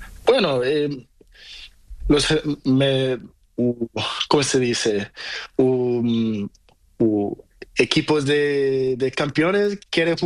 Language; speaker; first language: Spanish; non-native, learner; Portuguese